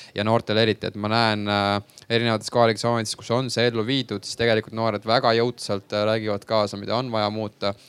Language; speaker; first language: Estonian; native; Estonian